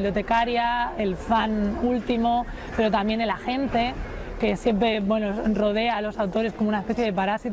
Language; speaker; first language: Spanish; native; Spanish